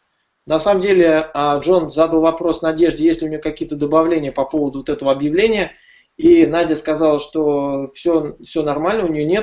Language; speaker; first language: Russian; native; Russian